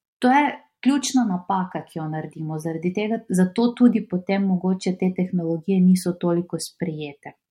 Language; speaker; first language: Slovenian; non-native, fluent; Macedonian